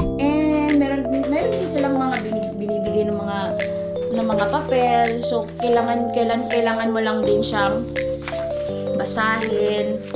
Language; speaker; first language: Filipino; native; Filipino